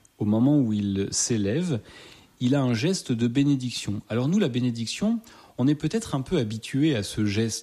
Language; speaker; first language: French; native; French